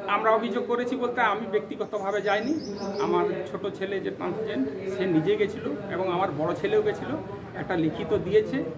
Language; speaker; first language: Bangla; non-native, local second language; Santali